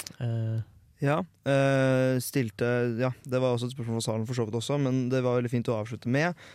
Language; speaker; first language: Norwegian; native; Norwegian